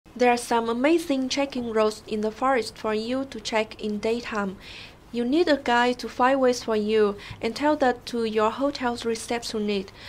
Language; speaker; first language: English; non-native, fluent; Vietnamese